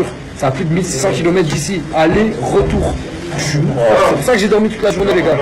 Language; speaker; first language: French; native; French